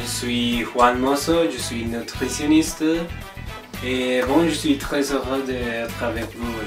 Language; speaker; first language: French; non-native, learner; Spanish